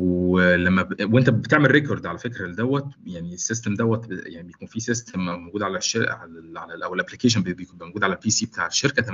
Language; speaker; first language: Arabic; native; Arabic